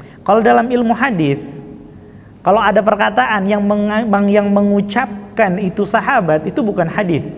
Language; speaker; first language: Indonesian; native; Indonesian